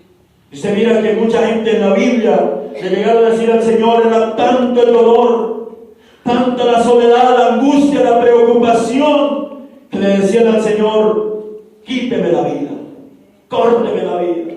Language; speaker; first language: Spanish; native; Spanish